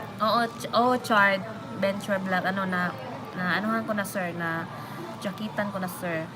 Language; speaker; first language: Filipino; non-native, local second language; Waray